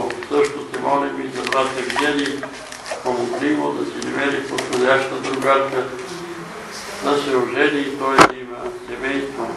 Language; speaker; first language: Bulgarian; native; Bulgarian